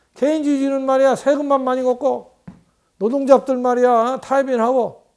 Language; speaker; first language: Korean; native; Korean